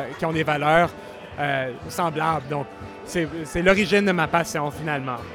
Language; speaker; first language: French; native; French